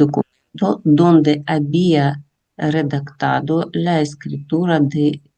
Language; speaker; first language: Spanish; non-native, learner; Russian